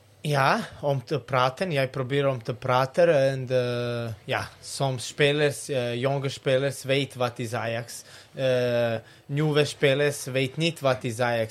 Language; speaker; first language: Dutch; non-native, learner; Serbian